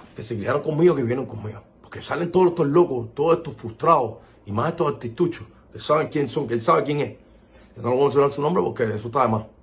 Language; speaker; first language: Spanish; native; Spanish